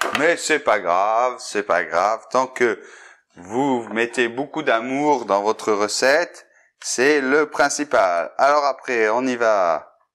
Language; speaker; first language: French; native; French